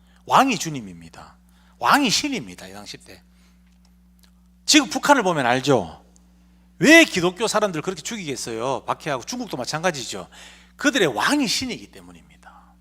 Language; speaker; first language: Korean; native; Korean